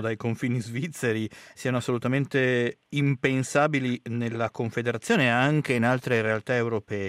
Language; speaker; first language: Italian; native; Italian